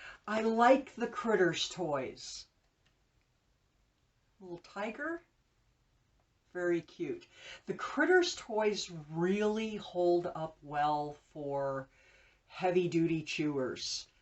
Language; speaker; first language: English; native; English